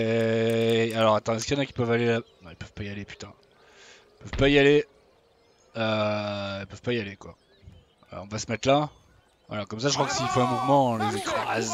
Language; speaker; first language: French; native; French